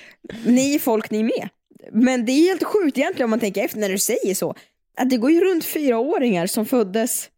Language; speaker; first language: Swedish; native; Swedish